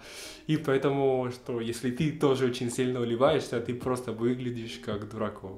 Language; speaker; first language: Russian; non-native, fluent; Spanish